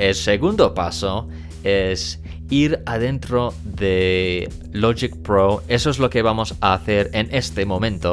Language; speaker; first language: Spanish; non-native, fluent; English